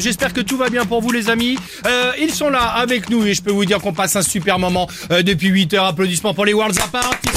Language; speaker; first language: French; native; French